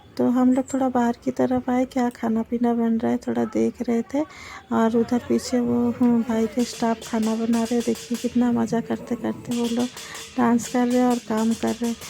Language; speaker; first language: Hindi; non-native, local second language; Bangla